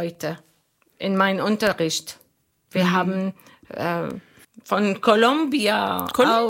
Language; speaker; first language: German; non-native, learner; Arabic